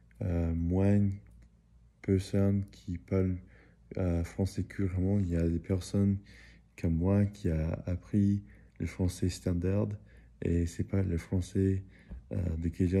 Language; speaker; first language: French; early bilingual, heritage; English